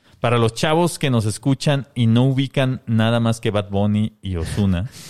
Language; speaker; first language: Spanish; native; Spanish